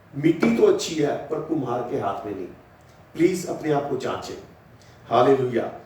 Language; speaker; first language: Hindi; non-native, local second language; Punjabi